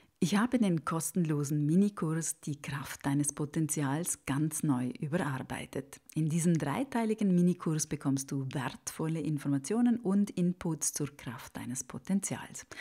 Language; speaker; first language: German; native; German